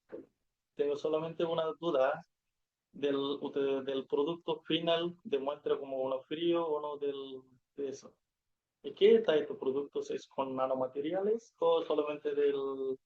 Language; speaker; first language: Spanish; non-native, learner; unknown